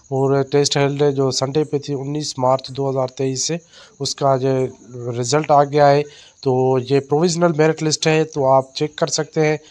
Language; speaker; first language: Urdu; non-native, local second language; Sindhi